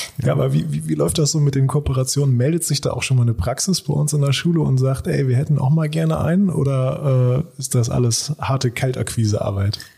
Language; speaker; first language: German; native; German